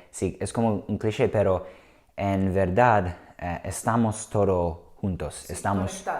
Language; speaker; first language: Spanish; non-native, learner; English